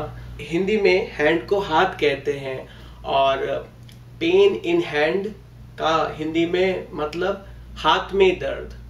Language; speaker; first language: Hindi; native; Hindi